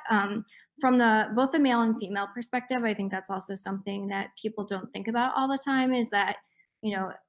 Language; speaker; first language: English; native; English